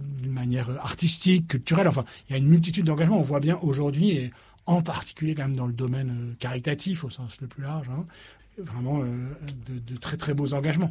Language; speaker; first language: French; native; French